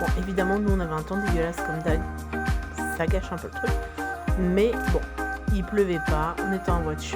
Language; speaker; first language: French; native; French